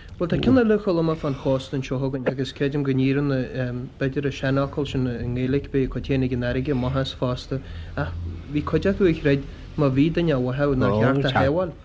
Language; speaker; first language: Irish; native; Irish